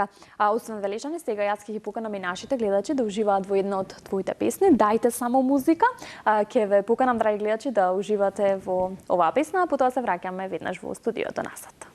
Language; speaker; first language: Macedonian; native; Macedonian